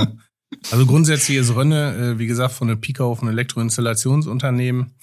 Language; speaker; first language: German; native; German